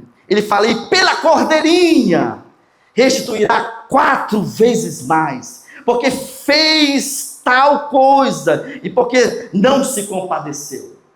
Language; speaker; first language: Portuguese; native; Portuguese